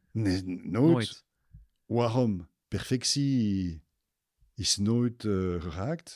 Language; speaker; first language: Dutch; non-native, fluent; French